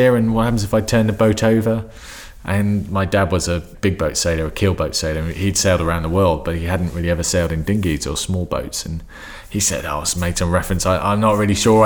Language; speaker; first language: English; native; English